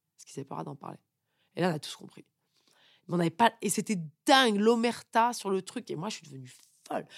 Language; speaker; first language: French; native; French